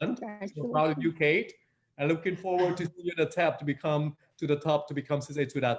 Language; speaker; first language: English; non-native, fluent; Vietnamese